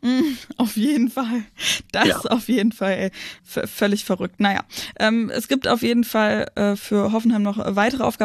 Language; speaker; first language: German; native; German